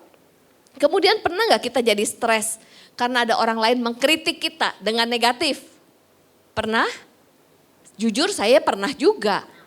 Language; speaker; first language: Indonesian; native; Indonesian